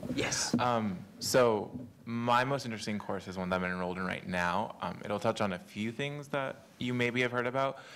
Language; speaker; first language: English; native; English